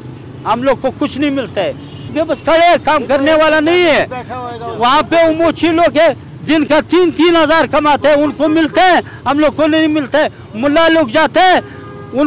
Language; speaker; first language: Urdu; non-native, local second language; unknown